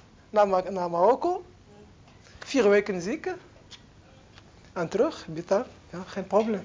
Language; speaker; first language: Dutch; non-native, learner; Arabic